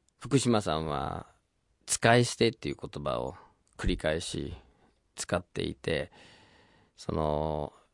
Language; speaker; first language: Japanese; non-native, fluent; English